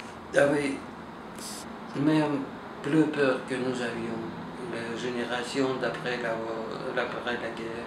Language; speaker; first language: French; non-native, learner; Russian